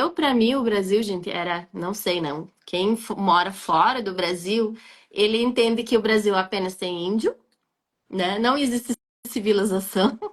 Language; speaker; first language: Portuguese; non-native, fluent; Arabic